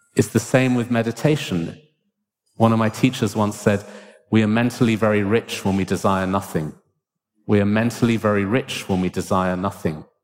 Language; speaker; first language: English; native; English